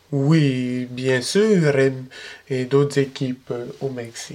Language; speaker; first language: French; early bilingual, other home language; Spanish